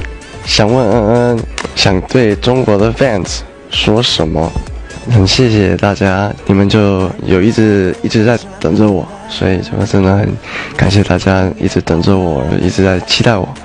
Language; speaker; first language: Chinese; early bilingual, heritage; Chinese